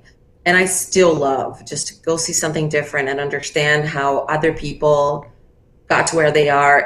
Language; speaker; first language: English; non-native, fluent; Portuguese